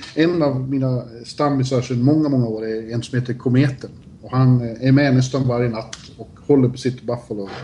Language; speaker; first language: Swedish; native; Swedish